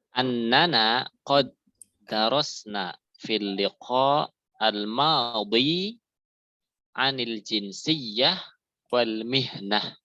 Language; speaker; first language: Arabic; non-native, fluent; Indonesian